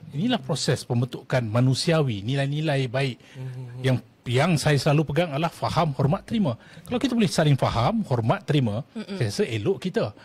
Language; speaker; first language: Malay; non-native, local second language; Tamil